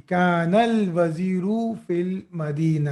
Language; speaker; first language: Arabic; non-native, fluent; Urdu